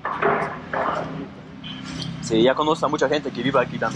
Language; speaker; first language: Spanish; non-native, learner; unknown